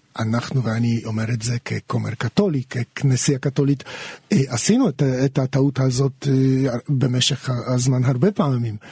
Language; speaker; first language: Hebrew; non-native, fluent; Polish